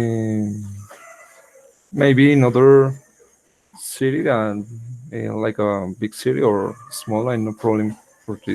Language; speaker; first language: English; non-native, learner; Spanish